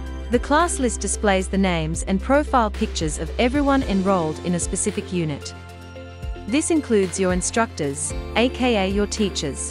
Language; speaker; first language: English; native; English